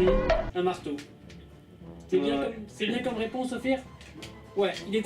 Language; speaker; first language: French; native; French